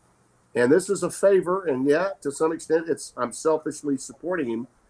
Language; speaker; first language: English; native; English